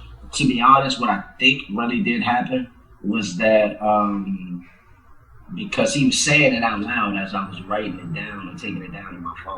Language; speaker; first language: English; native; English